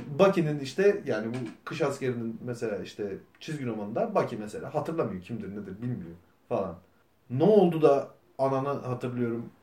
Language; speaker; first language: Turkish; native; Turkish